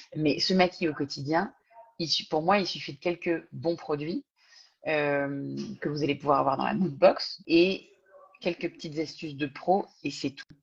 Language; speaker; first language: French; native; French